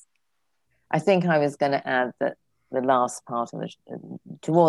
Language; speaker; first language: English; native; English